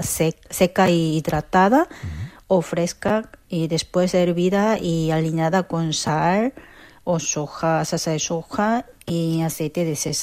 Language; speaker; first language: Spanish; non-native, fluent; Korean